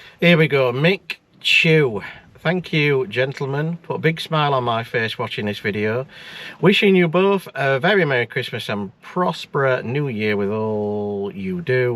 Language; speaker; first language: English; native; English